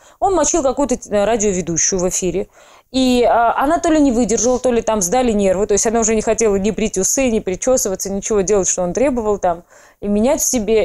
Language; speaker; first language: Russian; non-native, local second language; Georgian